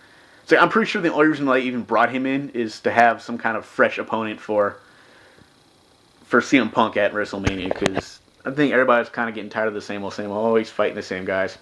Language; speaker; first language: English; native; English